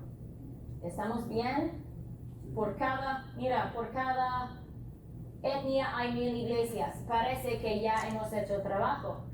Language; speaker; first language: Spanish; non-native, fluent; English